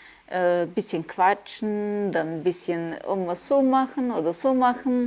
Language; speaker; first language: German; early bilingual, other home language; Turkish